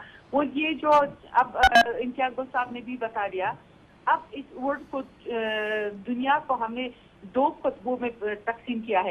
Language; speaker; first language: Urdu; non-native, fluent; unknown